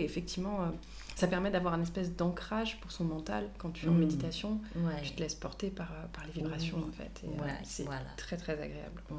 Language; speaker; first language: French; native; French